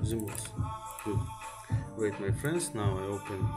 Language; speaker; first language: English; non-native, learner; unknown